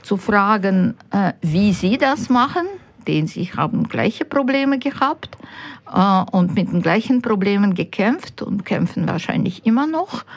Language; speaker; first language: German; non-native, fluent; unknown